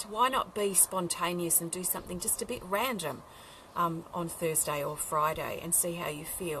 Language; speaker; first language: English; native; English